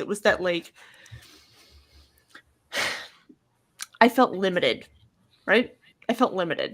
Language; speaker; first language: English; native; English